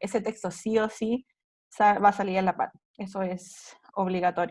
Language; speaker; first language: Spanish; native; Spanish